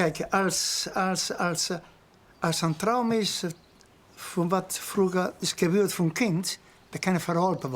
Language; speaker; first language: Dutch; non-native, learner; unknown